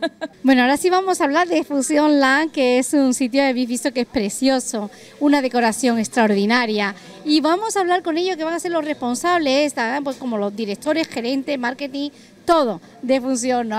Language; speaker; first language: Spanish; native; Spanish